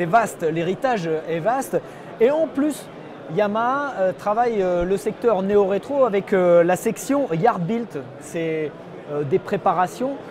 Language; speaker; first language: French; native; French